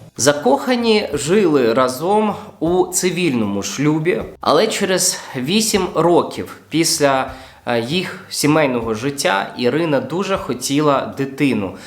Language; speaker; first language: Ukrainian; non-native, local second language; Russian